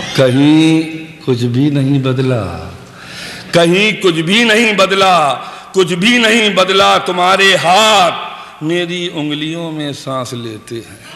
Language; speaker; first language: Urdu; native; Urdu